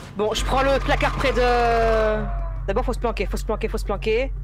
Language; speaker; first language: French; native; French